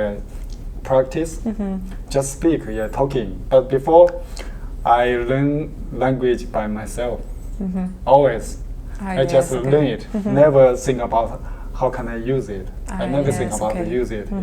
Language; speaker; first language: English; non-native, learner; Chinese